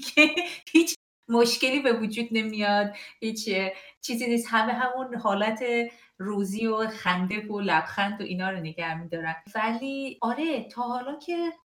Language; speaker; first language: Persian; native; Persian